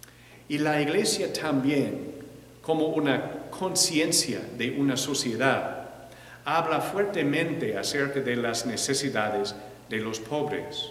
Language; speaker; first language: Spanish; non-native, fluent; English